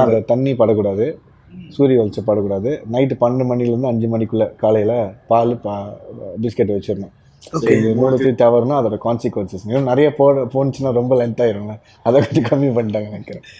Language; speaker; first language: Tamil; native; Tamil